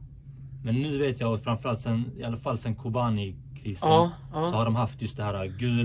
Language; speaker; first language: Swedish; native; Swedish